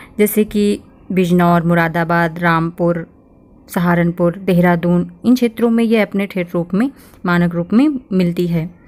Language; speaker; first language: Hindi; native; Hindi